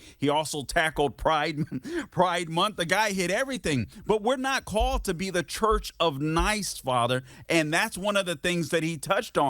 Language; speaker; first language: English; native; English